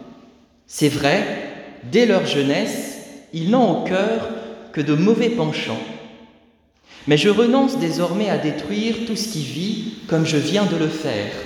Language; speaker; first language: French; native; French